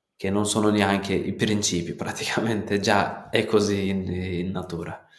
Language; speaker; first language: Italian; non-native, fluent; Turkish